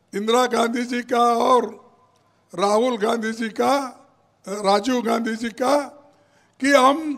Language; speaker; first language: Hindi; non-native, local second language; Kannada